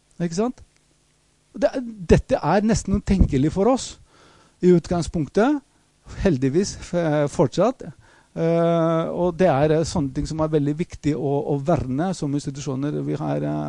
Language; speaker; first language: Norwegian; non-native, fluent; Greek